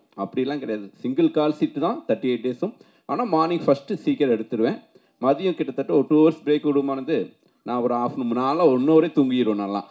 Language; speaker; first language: Tamil; native; Tamil